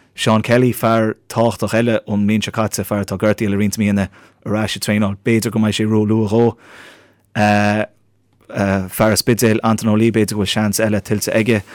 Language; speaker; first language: Irish; native; Irish